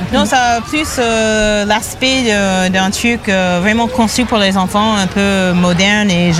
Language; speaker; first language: French; non-native, fluent; English